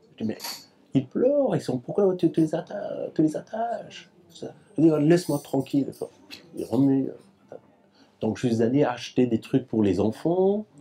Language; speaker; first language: French; non-native, fluent; Persian